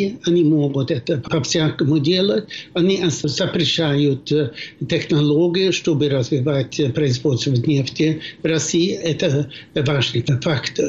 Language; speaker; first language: Russian; non-native, fluent; Swedish